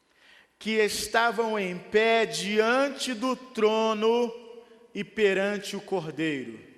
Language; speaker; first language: Portuguese; native; Portuguese